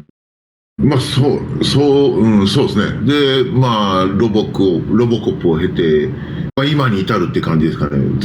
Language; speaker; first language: Japanese; native; Japanese